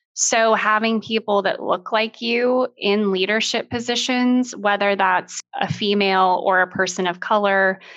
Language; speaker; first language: English; native; English